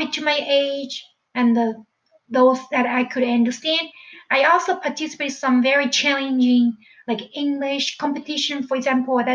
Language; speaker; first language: English; non-native, fluent; Chinese